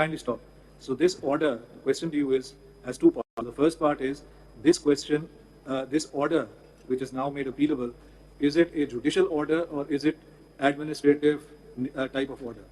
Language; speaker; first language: English; non-native, local second language; Urdu